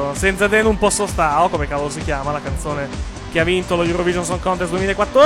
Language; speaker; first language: Italian; native; Italian